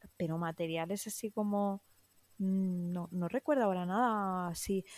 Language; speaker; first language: Spanish; native; Spanish